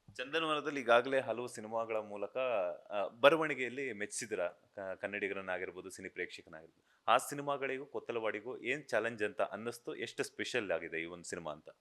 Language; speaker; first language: Kannada; native; Kannada